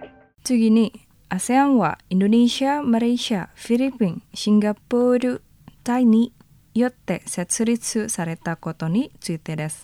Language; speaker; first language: Japanese; non-native, fluent; Indonesian